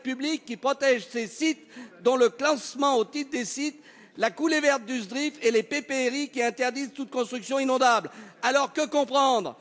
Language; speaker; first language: French; native; French